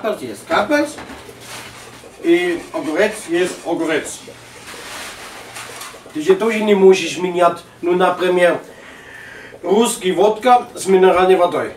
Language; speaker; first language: Russian; non-native, learner; German